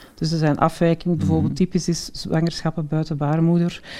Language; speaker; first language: Dutch; native; Dutch